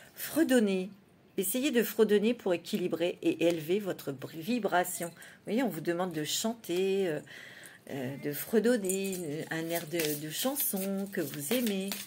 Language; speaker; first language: French; native; French